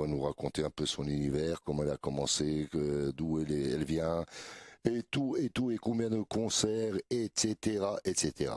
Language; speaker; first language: French; native; French